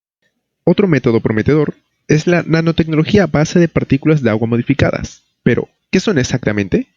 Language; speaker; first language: Spanish; native; Spanish